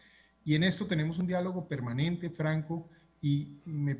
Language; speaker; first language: Spanish; native; Spanish